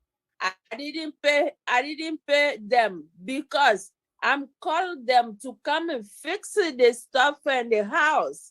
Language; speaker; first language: English; non-native, learner; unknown